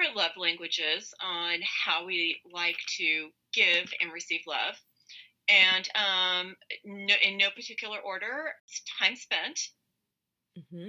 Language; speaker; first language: English; native; English